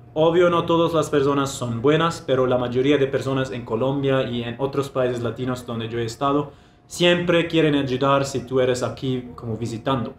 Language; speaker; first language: Spanish; non-native, fluent; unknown